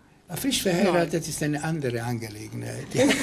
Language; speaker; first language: German; non-native, fluent; Hungarian